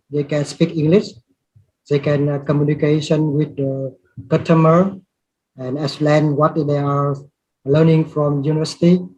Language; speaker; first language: English; non-native, learner; Vietnamese